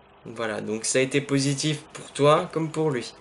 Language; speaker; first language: French; native; French